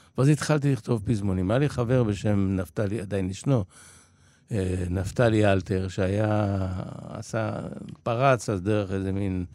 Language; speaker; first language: Hebrew; early bilingual, other home language; Polish